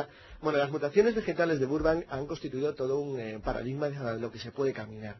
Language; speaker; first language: Spanish; native; Spanish